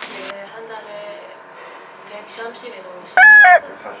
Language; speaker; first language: Korean; non-native, learner; Nepali